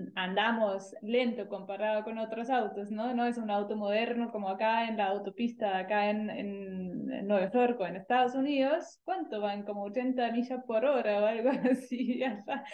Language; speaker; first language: Spanish; non-native, fluent; German